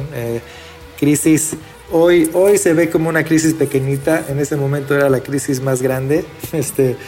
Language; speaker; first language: Spanish; early bilingual, other home language; Hebrew